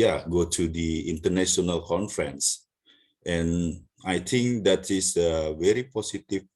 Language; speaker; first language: English; non-native, learner; Indonesian